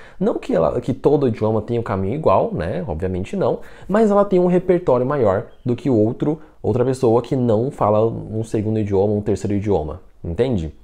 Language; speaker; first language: Portuguese; non-native, fluent; Chinese